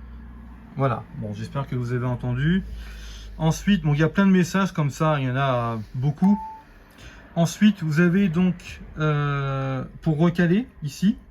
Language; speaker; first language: French; native; French